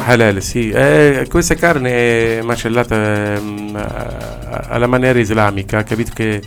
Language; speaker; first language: Italian; non-native, learner; Arabic